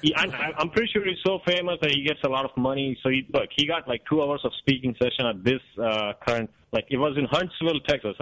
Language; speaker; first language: English; non-native, local second language; Kannada